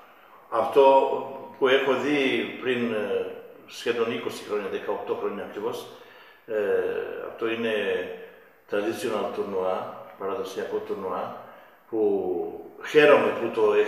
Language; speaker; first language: Greek; non-native, fluent; Serbian